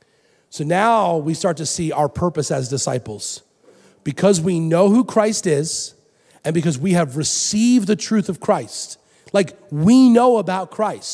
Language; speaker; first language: English; native; English